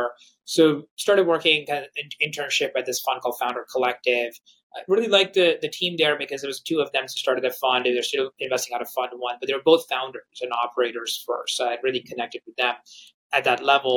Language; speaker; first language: English; non-native, local second language; Hindi